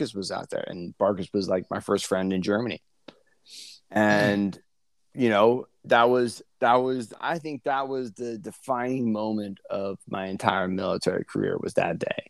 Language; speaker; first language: English; native; English